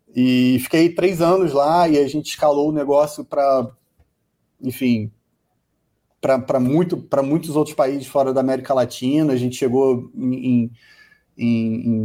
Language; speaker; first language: Portuguese; native; Portuguese